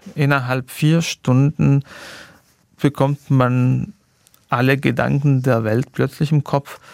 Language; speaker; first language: German; non-native, fluent; Arabic